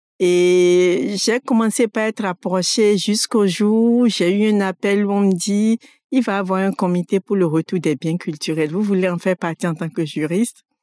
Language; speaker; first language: French; non-native, local second language; Fon